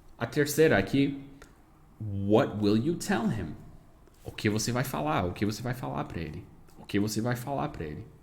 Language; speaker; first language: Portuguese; non-native, fluent; English